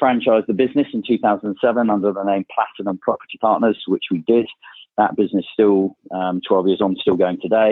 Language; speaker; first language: English; native; English